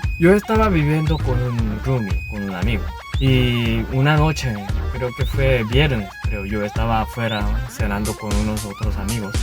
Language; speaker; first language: Spanish; non-native, learner; Korean